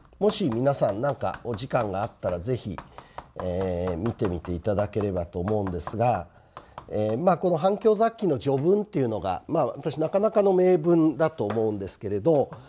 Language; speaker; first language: Japanese; native; Japanese